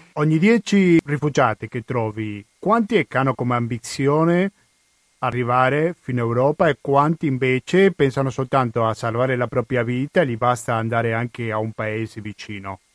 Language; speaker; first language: Italian; non-native, fluent; Spanish